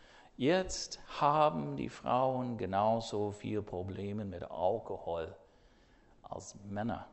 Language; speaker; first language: German; non-native, fluent; English